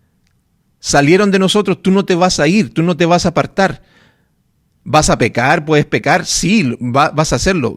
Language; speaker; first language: Spanish; native; Spanish